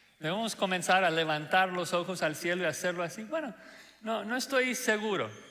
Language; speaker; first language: Spanish; non-native, fluent; English